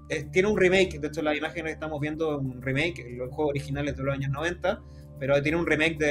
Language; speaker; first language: Spanish; native; Spanish